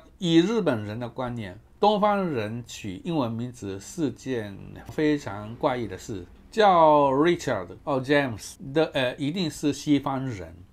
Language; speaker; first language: Chinese; non-native, fluent; Japanese